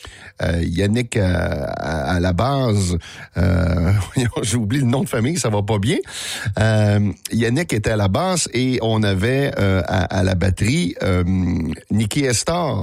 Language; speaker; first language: French; native; French